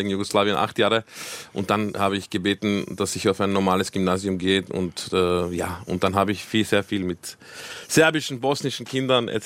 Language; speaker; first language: German; early bilingual, other home language; Croatian